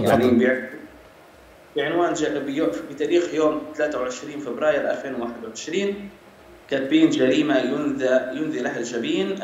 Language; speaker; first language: Arabic; native; Arabic